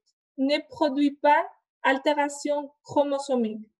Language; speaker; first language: French; non-native, fluent; Spanish